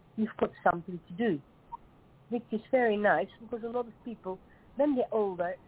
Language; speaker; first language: English; non-native, fluent; Dutch